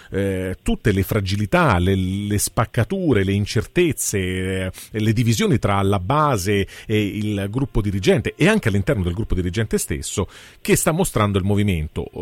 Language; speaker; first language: Italian; native; Italian